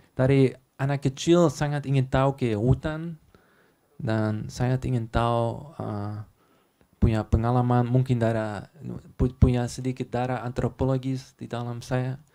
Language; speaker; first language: Indonesian; non-native, learner; Dutch